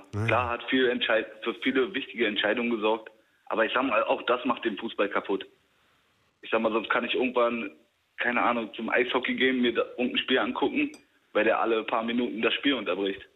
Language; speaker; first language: German; native; German